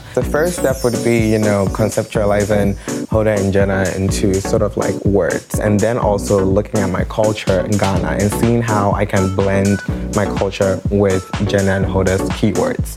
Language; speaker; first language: English; non-native, local second language; Akan